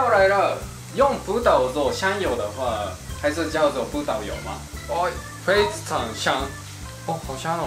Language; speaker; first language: Chinese; non-native, fluent; Japanese